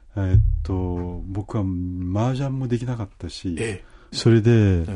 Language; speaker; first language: Japanese; early bilingual, other home language; Korean